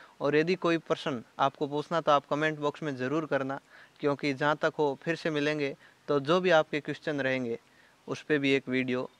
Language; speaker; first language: Hindi; native; Hindi